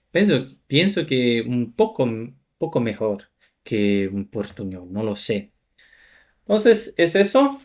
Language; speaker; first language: Spanish; non-native, fluent; Portuguese